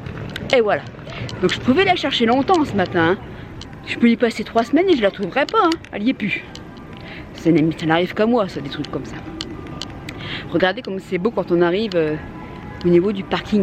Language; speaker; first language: French; native; French